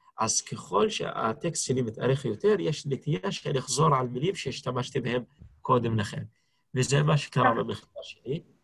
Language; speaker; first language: Hebrew; non-native, local second language; Arabic